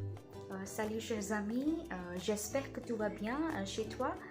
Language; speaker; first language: French; non-native, learner; Hindi